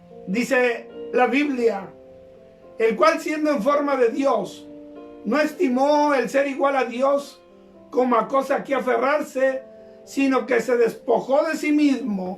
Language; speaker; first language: Spanish; native; Spanish